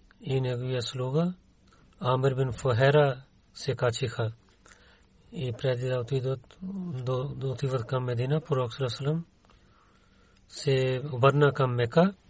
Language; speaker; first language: Bulgarian; non-native, learner; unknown